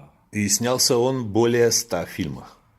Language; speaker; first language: Russian; native; Russian